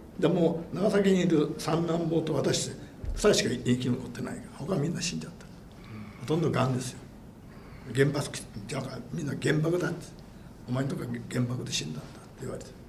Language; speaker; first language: Japanese; non-native, fluent; English